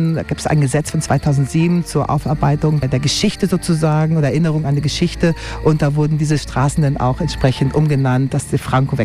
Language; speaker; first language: German; native; German